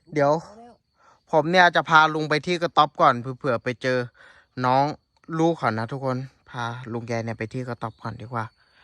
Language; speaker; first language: Thai; non-native, local second language; S'gaw Karen